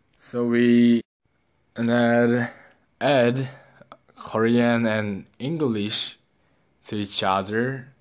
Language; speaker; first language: English; non-native, learner; Korean